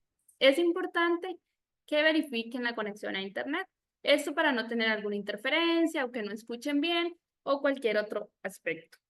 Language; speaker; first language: Spanish; native; Spanish